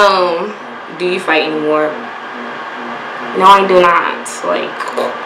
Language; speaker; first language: English; native; English